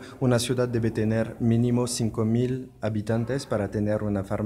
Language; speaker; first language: Spanish; non-native, learner; French